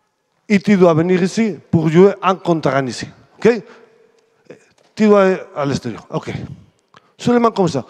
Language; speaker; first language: French; non-native, fluent; Spanish